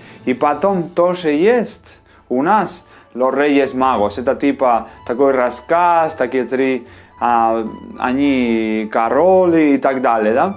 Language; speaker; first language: Russian; non-native, learner; Spanish